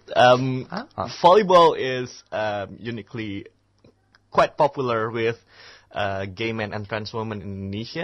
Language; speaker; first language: English; non-native, fluent; Indonesian